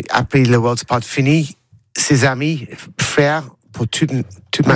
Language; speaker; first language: French; non-native, learner; English